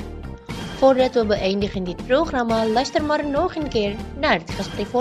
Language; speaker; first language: Dutch; non-native, fluent; Indonesian